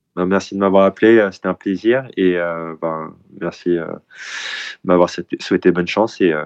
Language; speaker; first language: French; early bilingual, other home language; Korean